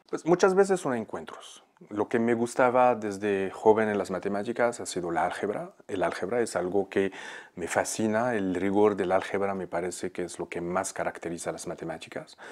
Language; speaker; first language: Spanish; non-native, fluent; Arabic